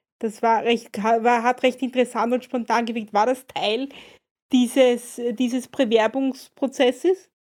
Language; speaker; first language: German; native; German